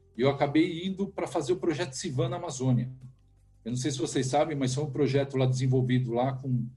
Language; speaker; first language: Portuguese; native; Portuguese